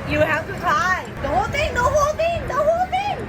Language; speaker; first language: English; non-native, learner; Thai